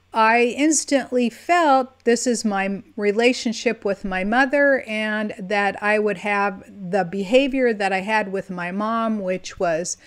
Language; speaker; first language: English; native; English